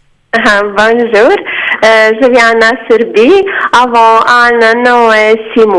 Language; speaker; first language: French; non-native, learner; Serbian